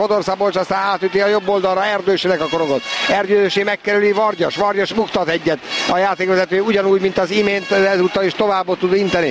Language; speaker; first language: Hungarian; native; Hungarian